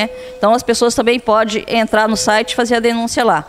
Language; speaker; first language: Portuguese; native; Portuguese